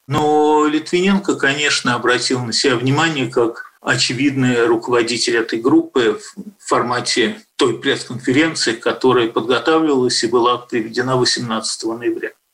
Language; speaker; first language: Russian; native; Russian